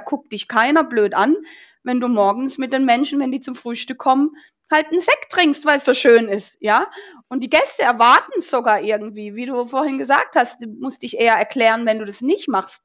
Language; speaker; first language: German; native; German